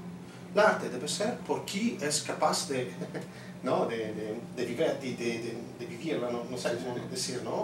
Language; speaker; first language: Spanish; non-native, fluent; Italian